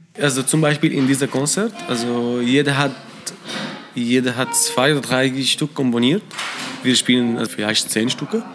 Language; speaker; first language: German; non-native, learner; Arabic